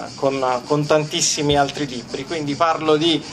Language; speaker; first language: Italian; native; Italian